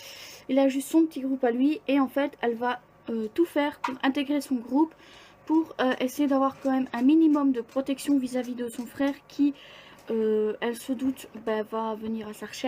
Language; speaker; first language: French; native; French